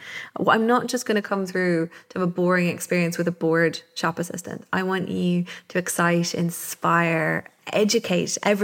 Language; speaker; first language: English; native; English